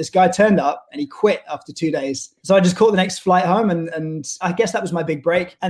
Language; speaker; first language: English; native; English